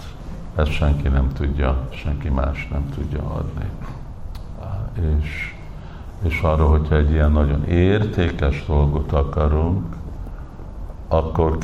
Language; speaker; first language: Hungarian; early bilingual, heritage; English